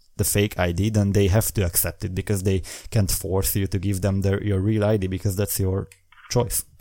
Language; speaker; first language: English; non-native, fluent; Hungarian